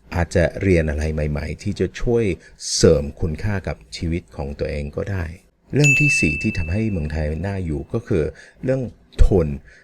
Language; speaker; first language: Thai; non-native, fluent; English